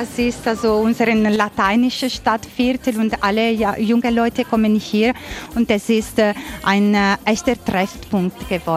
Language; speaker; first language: German; non-native, fluent; Italian